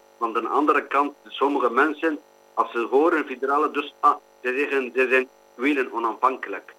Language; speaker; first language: Dutch; non-native, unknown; Kurdish